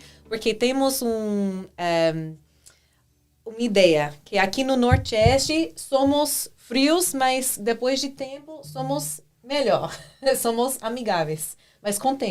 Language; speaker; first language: Portuguese; non-native, fluent; English